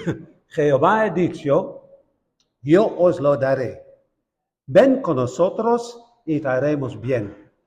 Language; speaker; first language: Spanish; non-native, fluent; Dutch